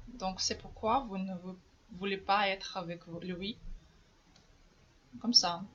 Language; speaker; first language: French; non-native, fluent; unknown